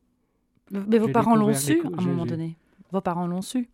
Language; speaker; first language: French; native; French